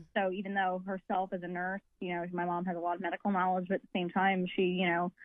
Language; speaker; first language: English; native; English